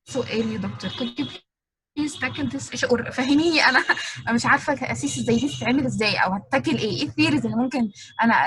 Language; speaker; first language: Arabic; native; Arabic